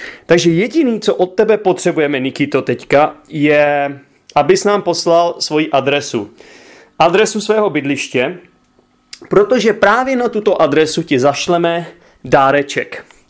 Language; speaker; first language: Czech; native; Czech